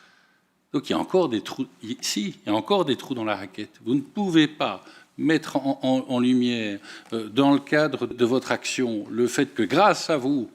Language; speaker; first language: French; native; French